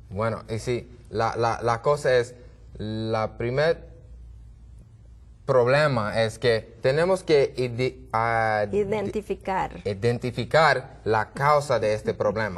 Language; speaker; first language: Spanish; non-native, learner; English